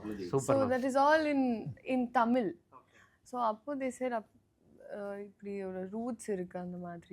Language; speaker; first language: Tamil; non-native, learner; Telugu